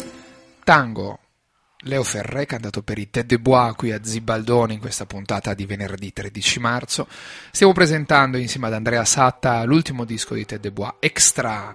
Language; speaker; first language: Italian; native; Italian